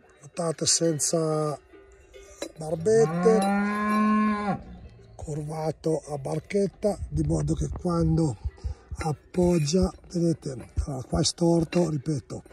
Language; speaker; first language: Italian; native; Italian